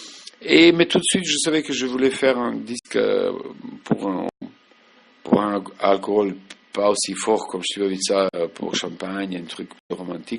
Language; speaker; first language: French; non-native, fluent; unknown